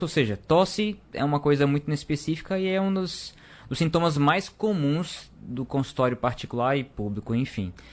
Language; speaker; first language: Portuguese; native; Portuguese